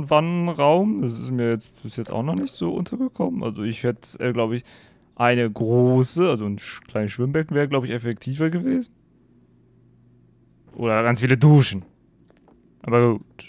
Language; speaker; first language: German; native; German